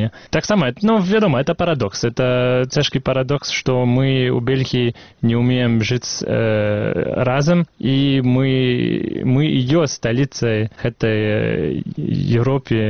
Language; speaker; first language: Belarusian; non-native, fluent; French